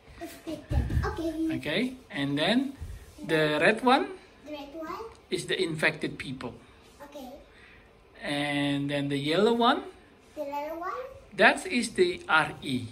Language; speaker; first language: English; non-native, fluent; Indonesian